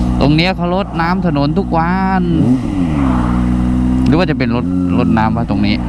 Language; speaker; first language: Thai; native; Thai